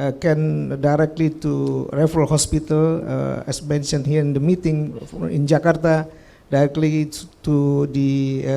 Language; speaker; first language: English; non-native, fluent; Indonesian